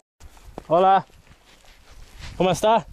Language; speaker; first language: Spanish; non-native, learner; English